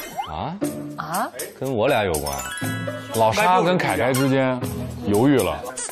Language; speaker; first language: Chinese; native; Chinese